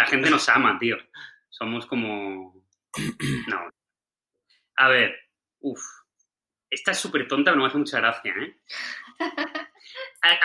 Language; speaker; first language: Spanish; native; Spanish